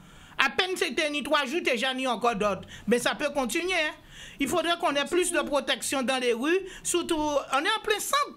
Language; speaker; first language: French; non-native, local second language; Guadeloupean Creole French